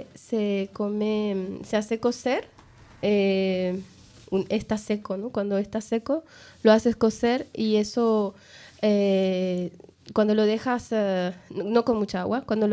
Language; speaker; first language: Spanish; native; Spanish